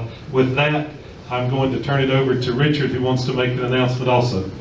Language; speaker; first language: English; native; English